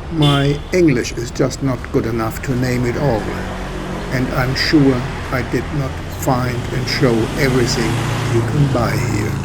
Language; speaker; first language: English; non-native, fluent; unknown